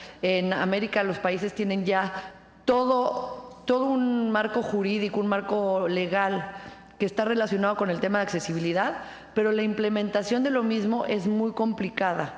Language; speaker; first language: Spanish; native; Spanish